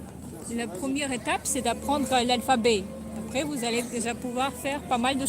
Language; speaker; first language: French; non-native, fluent; Russian